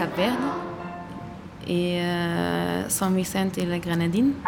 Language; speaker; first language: French; non-native, learner; German